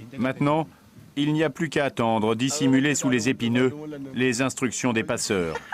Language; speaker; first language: French; native; French